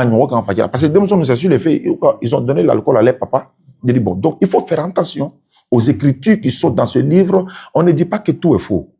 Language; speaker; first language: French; non-native, local second language; Bambara